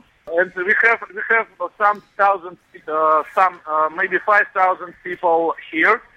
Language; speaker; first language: English; non-native, learner; Russian